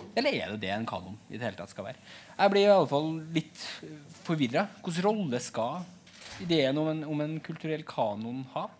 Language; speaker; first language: Norwegian; native; Norwegian